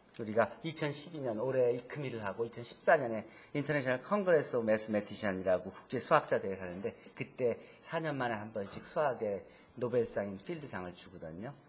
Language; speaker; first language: Korean; native; Korean